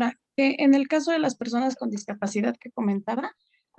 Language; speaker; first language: Spanish; native; Spanish